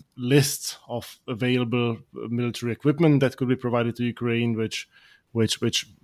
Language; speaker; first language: English; non-native, fluent; Slovak